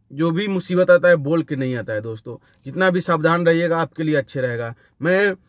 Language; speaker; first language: Hindi; native; Hindi